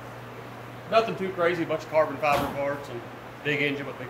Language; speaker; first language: English; native; English